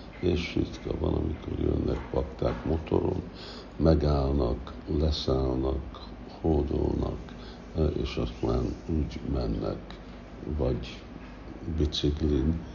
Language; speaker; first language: Hungarian; early bilingual, heritage; Hungarian